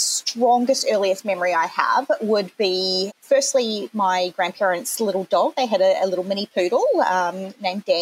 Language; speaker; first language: English; native; English